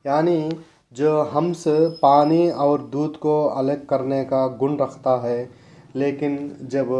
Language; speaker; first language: Hindi; non-native, local second language; Telugu